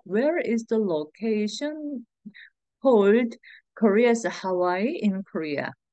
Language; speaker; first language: English; non-native, fluent; Korean